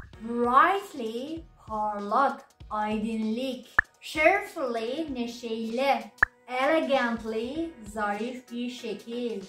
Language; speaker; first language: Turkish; non-native, learner; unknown